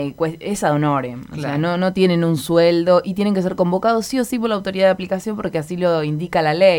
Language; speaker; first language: Spanish; native; Spanish